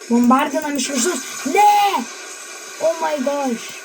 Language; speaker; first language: Lithuanian; native; Lithuanian